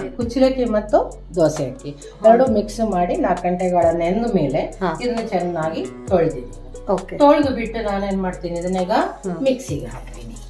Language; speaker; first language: Kannada; native; Kannada